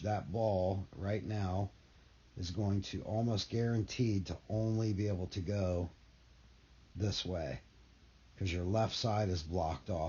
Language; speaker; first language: English; native; English